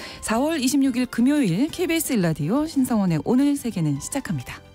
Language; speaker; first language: Korean; native; Korean